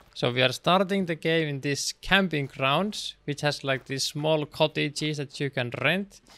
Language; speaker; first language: English; non-native, fluent; Finnish